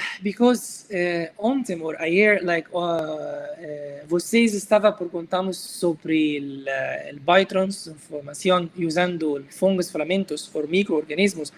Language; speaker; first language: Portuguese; non-native, learner; Arabic